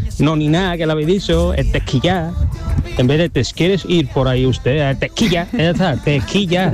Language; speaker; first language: Spanish; native; Spanish